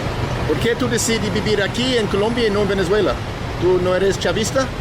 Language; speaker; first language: Spanish; non-native, learner; English